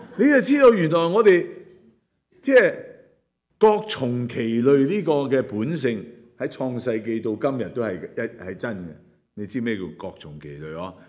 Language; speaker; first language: Chinese; non-native, local second language; Cantonese